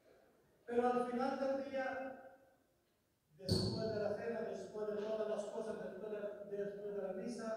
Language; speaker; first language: Spanish; non-native, fluent; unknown